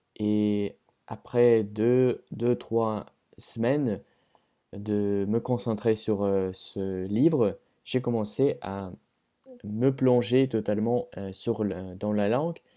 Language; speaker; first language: French; non-native, fluent; Russian